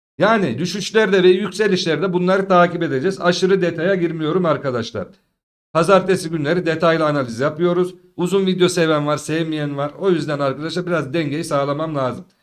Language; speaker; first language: Turkish; native; Turkish